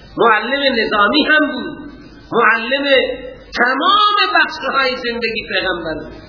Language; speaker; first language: Persian; non-native, local second language; Baluchi